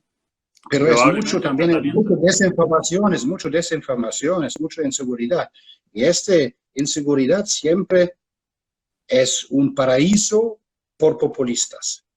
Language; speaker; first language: Spanish; non-native, fluent; German